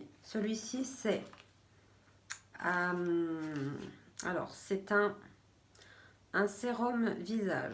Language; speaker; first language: French; native; French